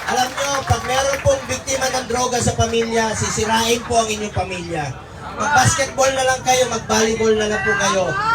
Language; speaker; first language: Filipino; non-native, local second language; Cebuano